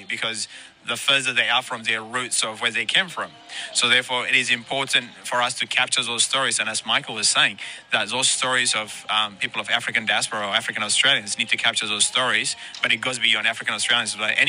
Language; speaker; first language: English; native; English